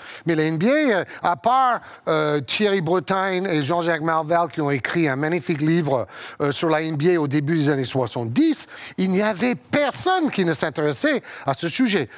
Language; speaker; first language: French; non-native, fluent; English